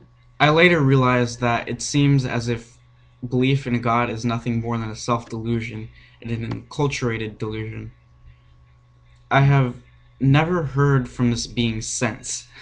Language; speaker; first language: English; native; English